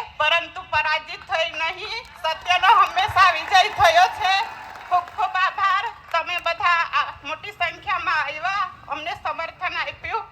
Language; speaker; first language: Gujarati; non-native, local second language; Vasavi